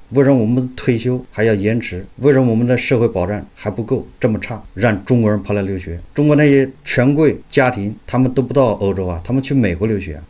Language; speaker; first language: Chinese; native; Chinese